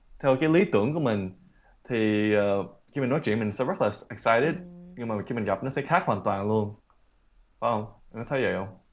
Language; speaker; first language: Vietnamese; early bilingual, heritage; Vietnamese